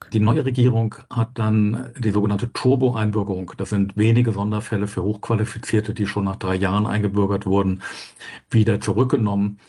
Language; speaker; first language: German; native; German